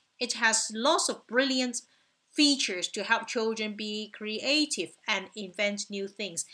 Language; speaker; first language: English; non-native, local second language; Cantonese